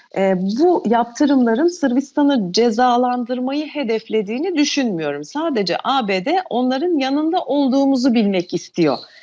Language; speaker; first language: Turkish; non-native, local second language; Albanian